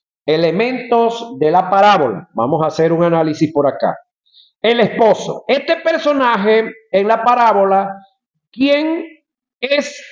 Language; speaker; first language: Spanish; native; Spanish